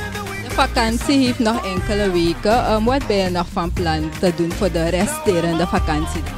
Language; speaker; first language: Dutch; native; Dutch